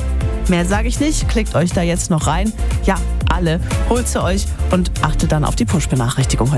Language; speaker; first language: German; native; German